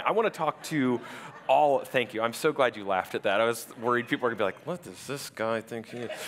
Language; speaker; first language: English; native; English